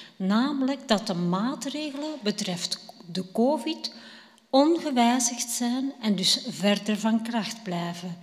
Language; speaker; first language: Dutch; native; Dutch